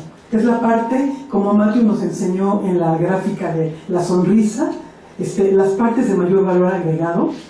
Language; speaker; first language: Spanish; native; Spanish